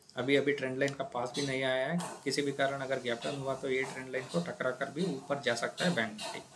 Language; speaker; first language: Hindi; non-native, local second language; Kannada